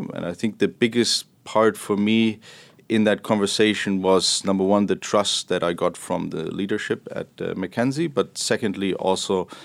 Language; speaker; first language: English; non-native, fluent; German